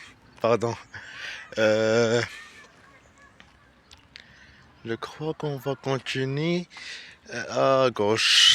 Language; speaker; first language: French; non-native, learner; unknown